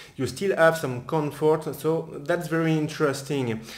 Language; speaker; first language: English; non-native, fluent; French